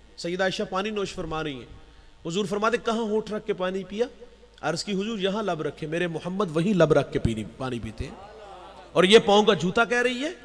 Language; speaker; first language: Urdu; non-native, local second language; Punjabi